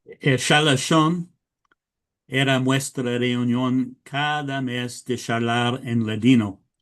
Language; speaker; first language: Spanish; early bilingual, heritage; English